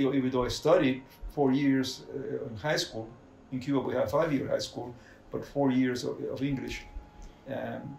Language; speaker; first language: English; non-native, fluent; Spanish